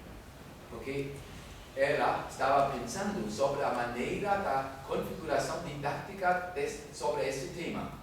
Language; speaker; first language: Portuguese; non-native, fluent; German